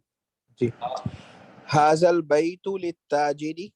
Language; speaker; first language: Urdu; native; Urdu